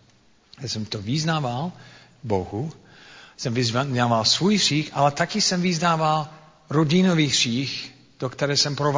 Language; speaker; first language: Czech; non-native, fluent; English